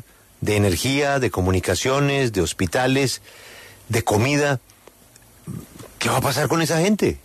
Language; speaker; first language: Spanish; native; Spanish